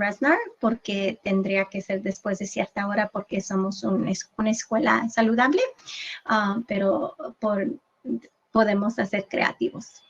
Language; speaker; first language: Spanish; early bilingual, heritage; English